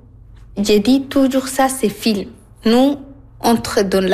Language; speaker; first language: French; non-native, learner; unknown